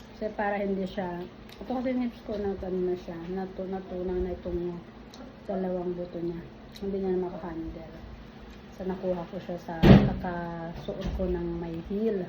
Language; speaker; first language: Filipino; non-native, local second language; Iloko